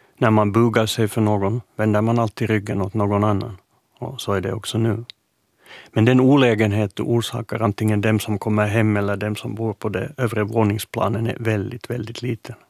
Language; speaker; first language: Swedish; native; Swedish